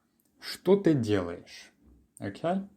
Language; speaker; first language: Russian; non-native, fluent; English